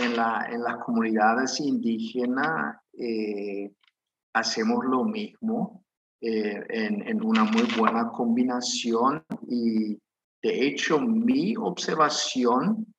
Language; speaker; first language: Spanish; native; Spanish